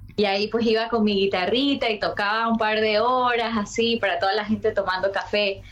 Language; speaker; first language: Spanish; early bilingual, heritage; Spanish